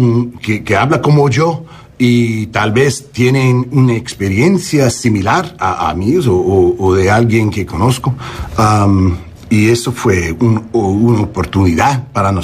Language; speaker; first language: Spanish; early bilingual, heritage; Spanish